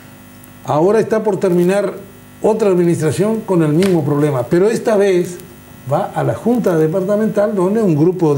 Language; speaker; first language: Spanish; native; Spanish